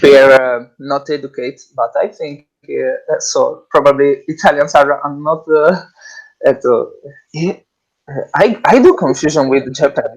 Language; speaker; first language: English; non-native, learner; Italian